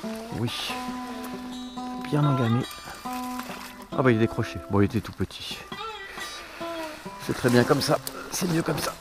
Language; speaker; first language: French; native; French